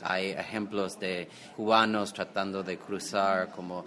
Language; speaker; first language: Spanish; non-native, fluent; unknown